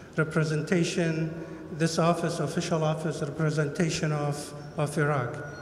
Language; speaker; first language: English; non-native, fluent; Arabic